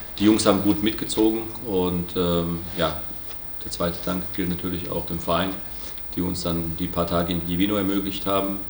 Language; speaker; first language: German; native; German